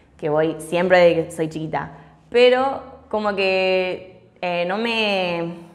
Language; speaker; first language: Spanish; early bilingual, other home language; English